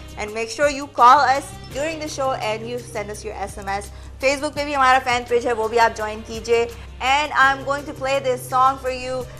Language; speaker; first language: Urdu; native; Urdu